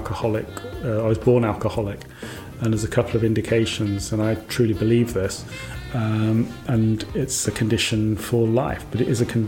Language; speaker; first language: English; native; English